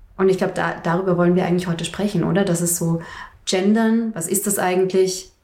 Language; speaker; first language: German; native; German